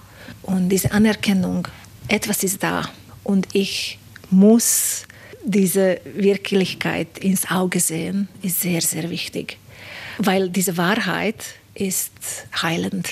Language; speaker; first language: German; non-native, fluent; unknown